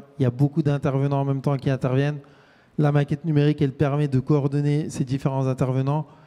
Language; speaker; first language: French; native; French